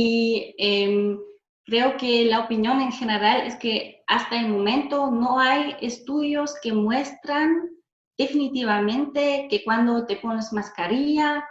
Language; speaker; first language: Spanish; non-native, fluent; German